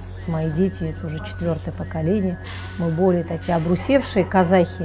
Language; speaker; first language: Russian; native; Russian